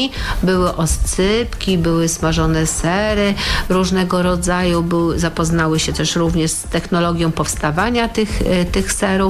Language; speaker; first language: Polish; native; Polish